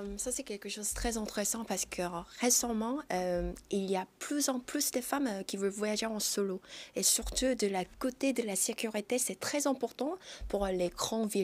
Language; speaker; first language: French; non-native, fluent; Korean